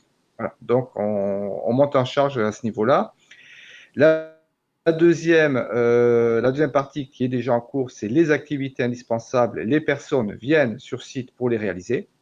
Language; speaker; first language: French; native; French